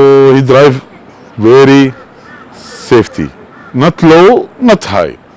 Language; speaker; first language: English; non-native, learner; Arabic